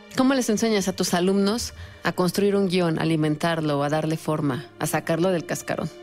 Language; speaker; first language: Spanish; native; Spanish